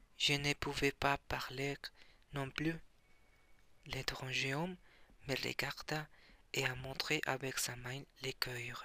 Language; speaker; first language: French; non-native, learner; Spanish